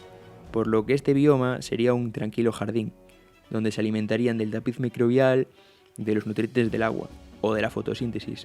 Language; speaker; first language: Spanish; native; Spanish